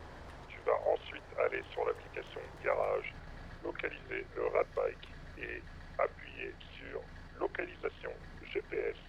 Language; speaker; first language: French; native; French